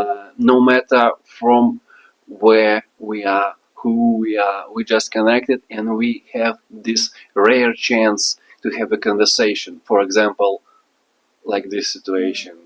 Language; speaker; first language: English; non-native, learner; Persian